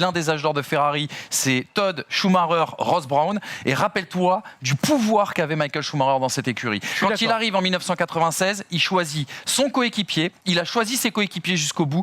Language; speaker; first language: French; native; French